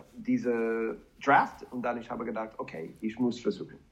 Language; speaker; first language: German; non-native, learner; English